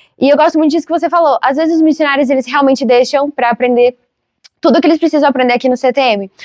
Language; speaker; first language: Portuguese; native; Portuguese